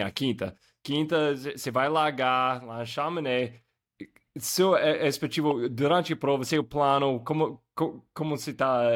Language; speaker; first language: Portuguese; non-native, fluent; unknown